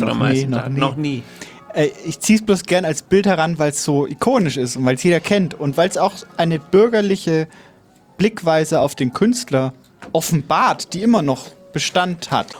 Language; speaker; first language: German; native; German